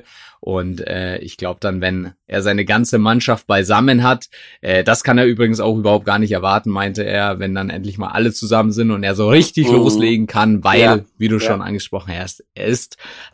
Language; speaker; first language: German; native; German